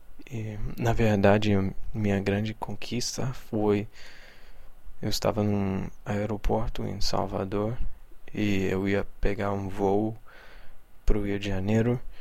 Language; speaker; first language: Portuguese; non-native, fluent; English